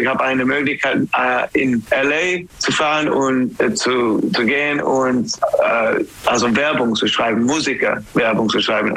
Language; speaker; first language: German; non-native, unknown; English